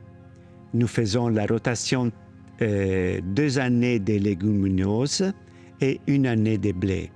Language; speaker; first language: French; non-native, learner; Italian